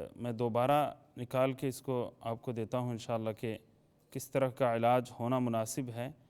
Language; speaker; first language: Urdu; native; Urdu